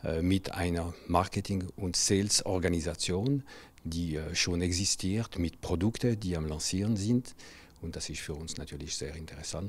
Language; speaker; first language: German; non-native, local second language; French